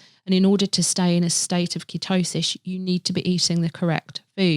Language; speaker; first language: English; native; English